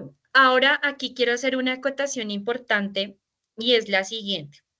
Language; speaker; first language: Spanish; native; Spanish